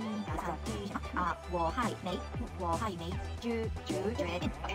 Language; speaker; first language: Chinese; non-native, learner; Japanese